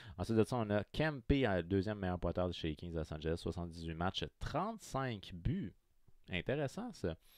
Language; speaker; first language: French; native; French